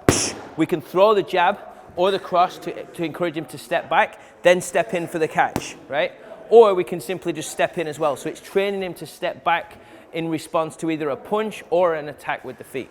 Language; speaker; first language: English; native; English